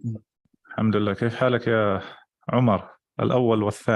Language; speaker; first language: Arabic; non-native, fluent; English